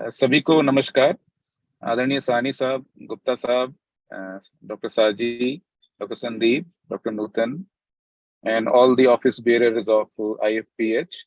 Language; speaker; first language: Hindi; native; Hindi